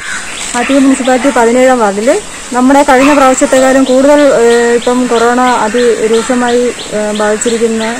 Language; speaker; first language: Malayalam; native; Malayalam